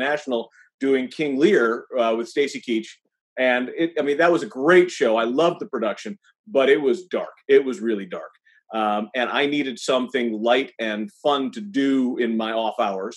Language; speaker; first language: English; native; English